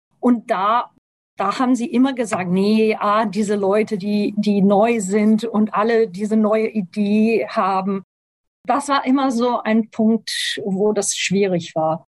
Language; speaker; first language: German; non-native, fluent; Portuguese